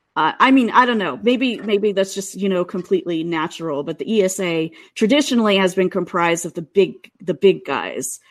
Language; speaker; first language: English; native; English